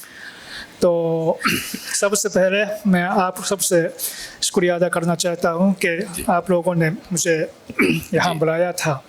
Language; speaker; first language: Hindi; non-native, fluent; Japanese